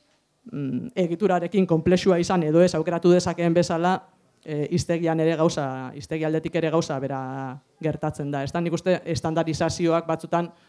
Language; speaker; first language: Basque; native; Basque